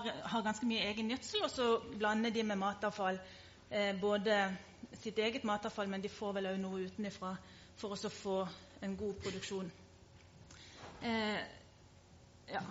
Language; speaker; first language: Norwegian; native; Norwegian